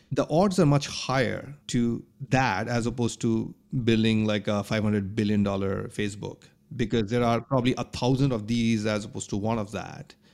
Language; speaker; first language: English; non-native, local second language; Bangla